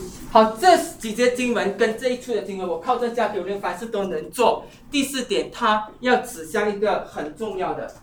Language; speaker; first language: Chinese; native; Chinese